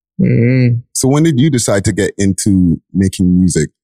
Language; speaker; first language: English; native; English